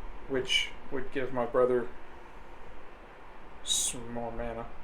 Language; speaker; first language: English; native; English